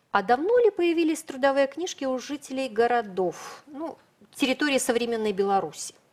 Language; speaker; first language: Russian; native; Russian